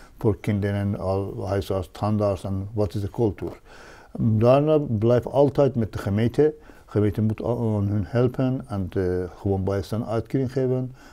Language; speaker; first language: Dutch; non-native, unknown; Persian